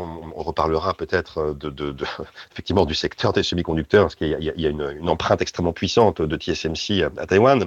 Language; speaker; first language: French; native; French